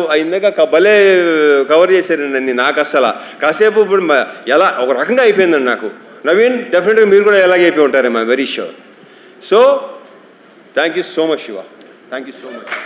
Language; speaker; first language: Telugu; native; Telugu